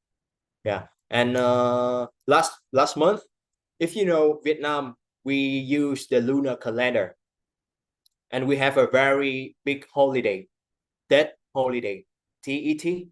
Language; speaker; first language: English; non-native, fluent; Vietnamese